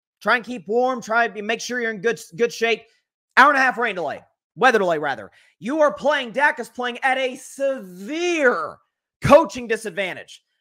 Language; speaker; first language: English; native; English